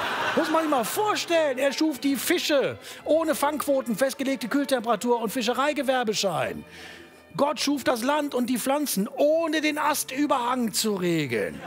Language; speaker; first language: German; native; German